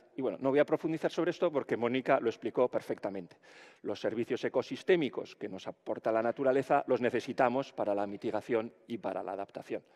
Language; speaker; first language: Spanish; native; Spanish